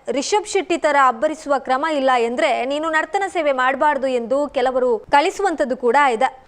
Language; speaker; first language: Kannada; native; Kannada